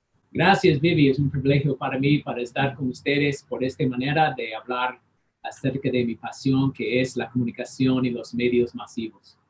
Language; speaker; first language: Spanish; non-native, fluent; English